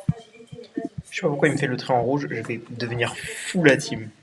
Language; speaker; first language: French; native; French